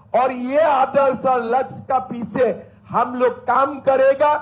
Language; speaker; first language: Hindi; non-native, local second language; Assamese